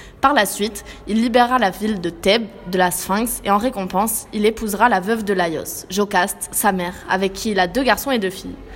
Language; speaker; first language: French; native; French